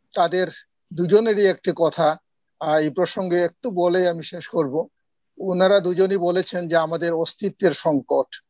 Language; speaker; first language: Bangla; non-native, local second language; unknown